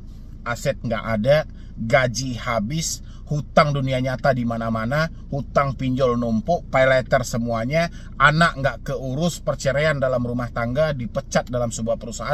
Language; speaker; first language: Indonesian; native; Indonesian